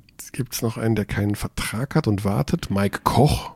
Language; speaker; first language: German; native; German